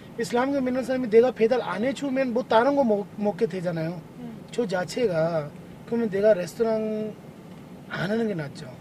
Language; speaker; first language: Korean; non-native, fluent; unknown